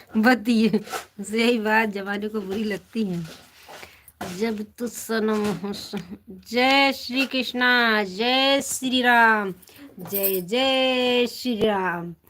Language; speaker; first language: Hindi; native; Hindi